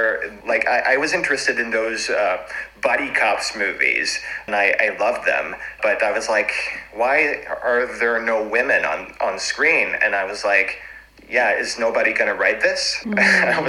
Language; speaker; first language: English; non-native, fluent; French